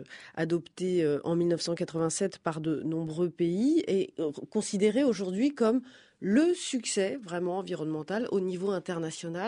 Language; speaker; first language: French; native; French